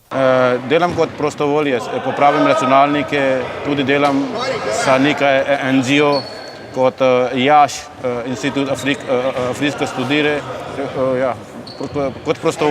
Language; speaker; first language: Slovenian; non-native, learner; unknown